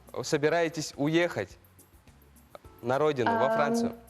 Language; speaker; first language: Russian; native; Russian